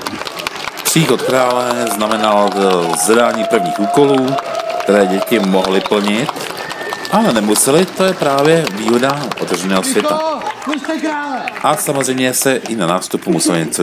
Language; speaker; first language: Czech; native; Czech